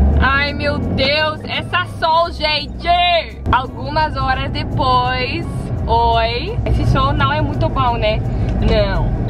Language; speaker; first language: Portuguese; non-native, learner; Dutch